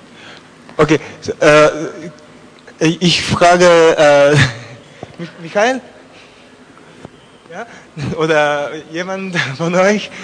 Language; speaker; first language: German; non-native, learner; French